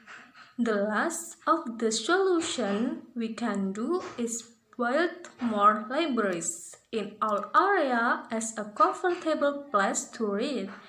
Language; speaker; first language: English; non-native, learner; Indonesian